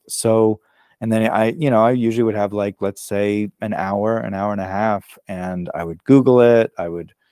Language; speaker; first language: English; native; English